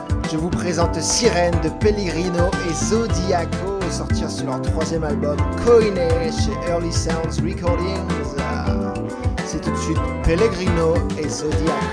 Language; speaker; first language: French; native; French